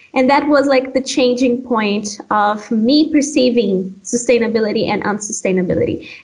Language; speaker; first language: English; non-native, fluent; Portuguese